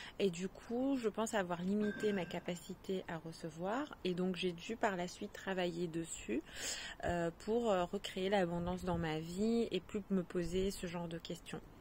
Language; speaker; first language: French; non-native, local second language; Arabic